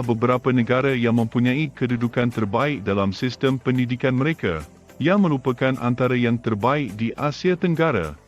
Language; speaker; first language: Malay; native; Malay